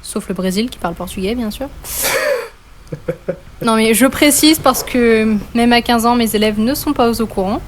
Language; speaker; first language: French; native; French